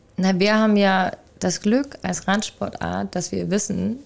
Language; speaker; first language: German; native; German